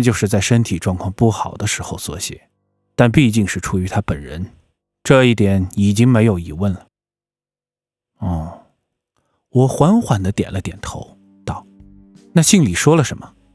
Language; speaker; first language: Chinese; native; Chinese